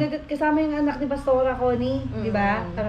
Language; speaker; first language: Filipino; native; Filipino